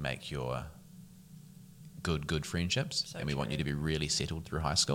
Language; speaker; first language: English; native; English